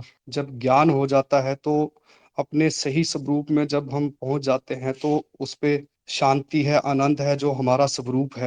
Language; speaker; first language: Hindi; native; Hindi